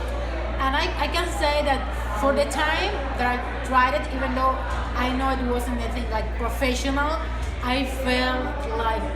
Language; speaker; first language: English; non-native, fluent; Spanish